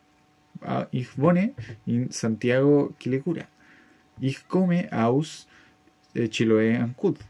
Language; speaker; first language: German; non-native, learner; Spanish